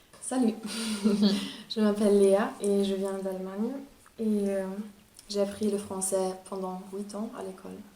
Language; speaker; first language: French; non-native, fluent; German